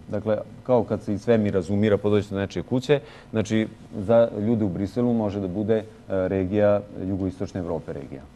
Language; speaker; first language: Serbian; native; Serbian